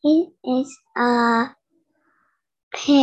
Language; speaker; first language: English; non-native, learner; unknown